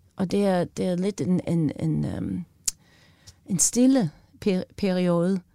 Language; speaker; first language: Danish; non-native, learner; English